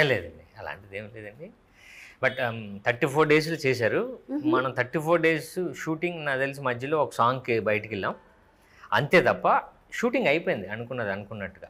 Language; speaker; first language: Telugu; native; Telugu